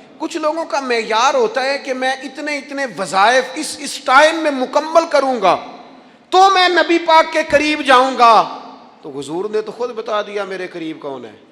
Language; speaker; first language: Urdu; non-native, local second language; Punjabi